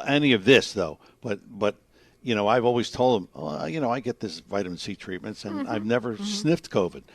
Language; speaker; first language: English; native; English